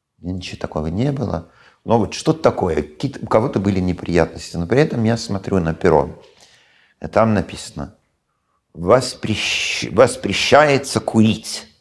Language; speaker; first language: Russian; non-native, fluent; English